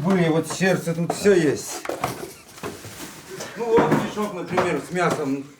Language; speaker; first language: Russian; native; Russian